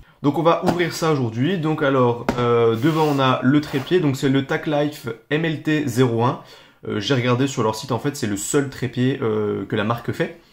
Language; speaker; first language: French; native; French